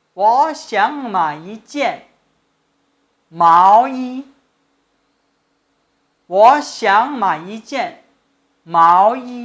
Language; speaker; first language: Chinese; non-native, fluent; Thai